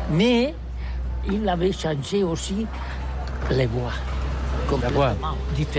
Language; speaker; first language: French; non-native, learner; Catalan